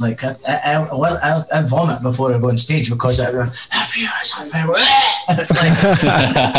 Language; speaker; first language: English; native; English